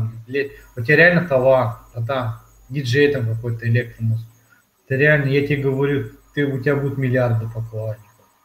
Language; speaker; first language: Russian; native; Russian